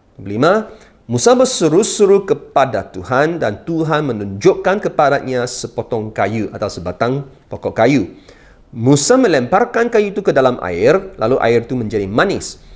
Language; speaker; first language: Malay; non-native, local second language; Chinese